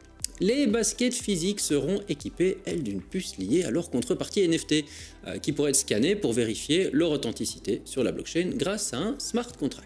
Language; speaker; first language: French; native; French